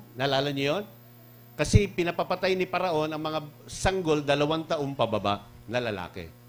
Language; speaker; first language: Filipino; non-native, local second language; Cebuano